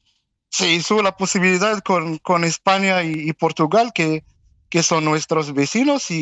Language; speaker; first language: Spanish; non-native, fluent; Arabic